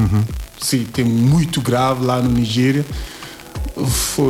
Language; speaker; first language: Portuguese; non-native, learner; Yoruba